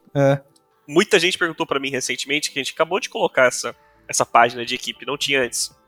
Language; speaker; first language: Portuguese; non-native, local second language; English